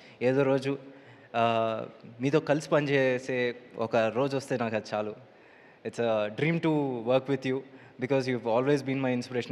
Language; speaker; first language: Telugu; native; Telugu